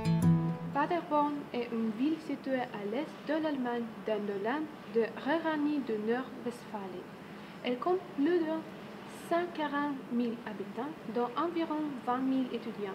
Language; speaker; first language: French; non-native, learner; German